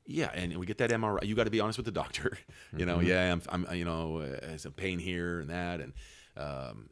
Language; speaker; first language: English; native; English